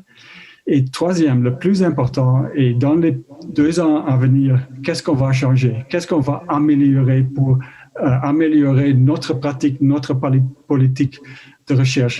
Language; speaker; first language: French; non-native, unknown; Dutch